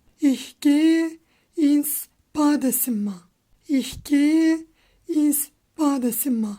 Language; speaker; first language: German; non-native, fluent; Turkish